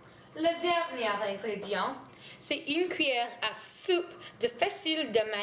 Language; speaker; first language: French; non-native, learner; English